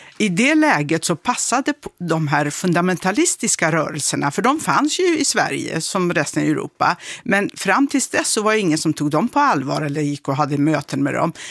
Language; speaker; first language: Swedish; early bilingual, other home language; Kurdish